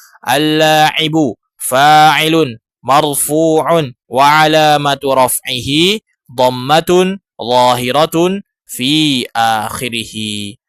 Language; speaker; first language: Arabic; non-native, fluent; Indonesian